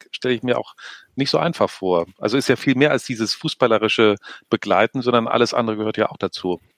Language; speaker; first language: German; native; German